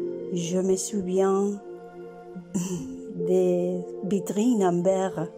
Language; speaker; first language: French; non-native, learner; Spanish